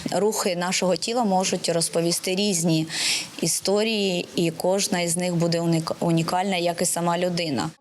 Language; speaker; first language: Ukrainian; native; Ukrainian